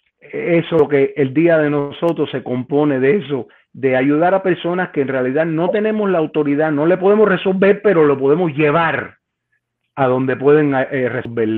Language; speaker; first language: Spanish; native; Spanish